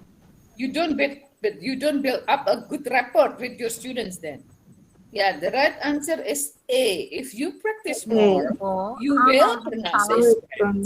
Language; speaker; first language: English; non-native, fluent; Javanese